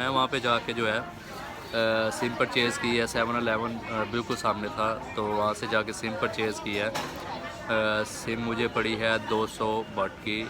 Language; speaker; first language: Urdu; non-native, local second language; Punjabi